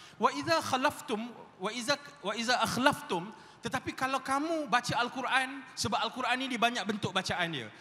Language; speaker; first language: Malay; native; Malay